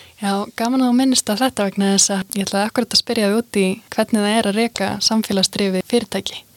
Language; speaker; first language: Icelandic; native; Icelandic